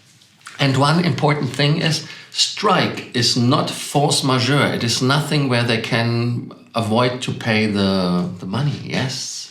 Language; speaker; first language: English; non-native, fluent; German